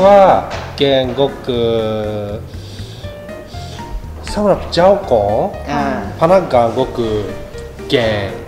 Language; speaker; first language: Thai; non-native, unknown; Japanese